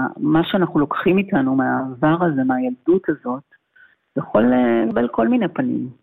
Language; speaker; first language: Hebrew; native; Hebrew